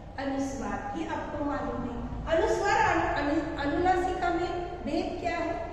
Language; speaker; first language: Hindi; non-native, local second language; Marathi